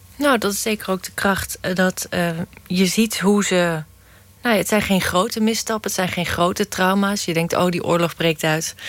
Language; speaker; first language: Dutch; native; Dutch